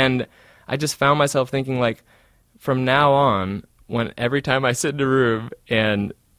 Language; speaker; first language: English; native; English